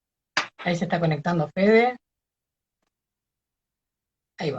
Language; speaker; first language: Spanish; native; Spanish